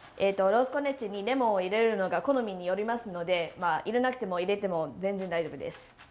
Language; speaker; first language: Japanese; non-native, fluent; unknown